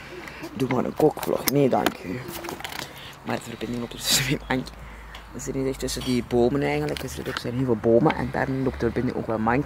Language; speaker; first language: Dutch; native; Dutch